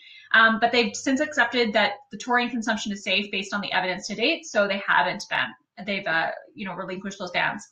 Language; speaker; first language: English; native; English